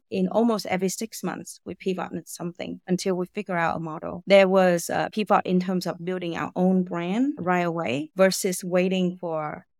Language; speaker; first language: English; non-native, fluent; Vietnamese